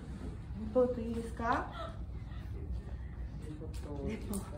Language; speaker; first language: Japanese; non-native, learner; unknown